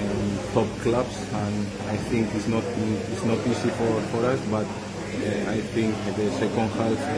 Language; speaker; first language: English; non-native, learner; Spanish